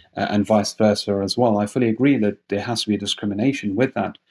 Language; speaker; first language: English; non-native, fluent; Persian